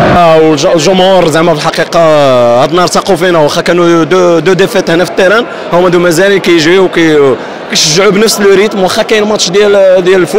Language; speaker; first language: Arabic; native; Arabic